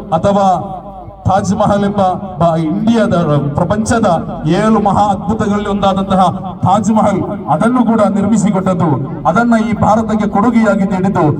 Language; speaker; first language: Kannada; non-native, local second language; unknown